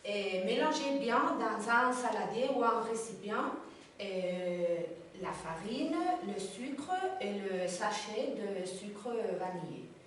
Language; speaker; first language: French; non-native, learner; Spanish